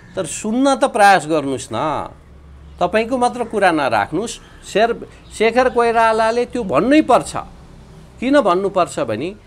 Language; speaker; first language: Nepali; native; Nepali